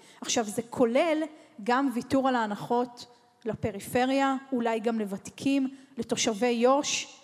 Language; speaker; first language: Hebrew; native; Hebrew